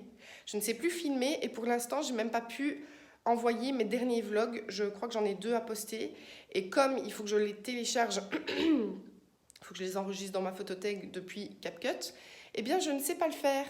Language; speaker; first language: French; native; French